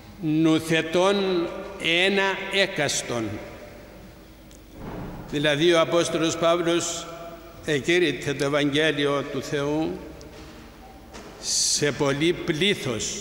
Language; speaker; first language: Greek; native; Greek